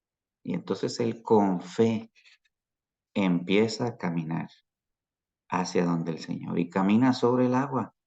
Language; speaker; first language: Spanish; native; Spanish